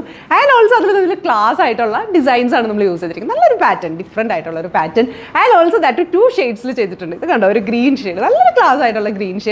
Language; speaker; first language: Malayalam; native; Malayalam